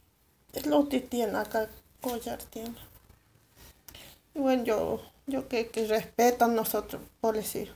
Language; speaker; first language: Spanish; non-native, local second language; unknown